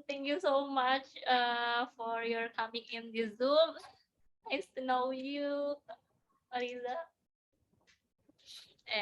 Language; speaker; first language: English; non-native, learner; Indonesian